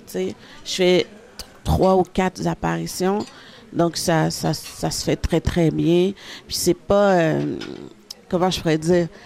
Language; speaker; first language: French; early bilingual, other home language; Haitian Creole